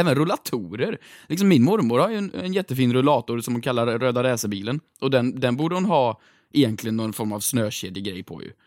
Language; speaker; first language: Swedish; native; Swedish